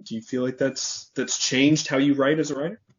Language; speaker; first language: English; native; English